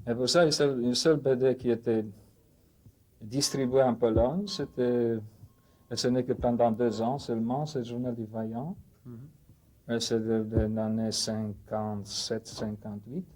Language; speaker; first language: French; non-native, fluent; Polish